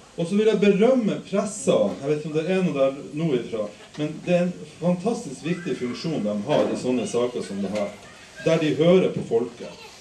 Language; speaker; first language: Norwegian; native; Norwegian